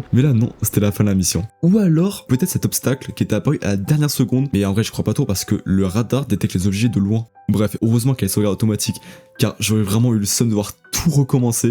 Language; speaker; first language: French; native; French